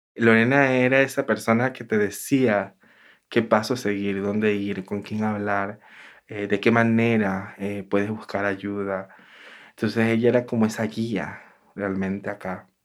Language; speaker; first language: Spanish; native; Spanish